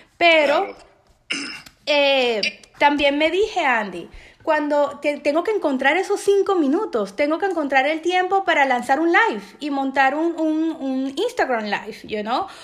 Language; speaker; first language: Spanish; native; Spanish